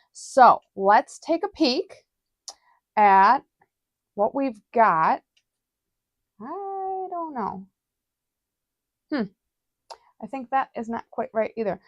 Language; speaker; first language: English; native; English